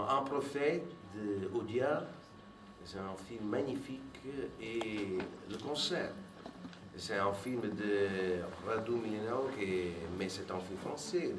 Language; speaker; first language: French; non-native, fluent; Italian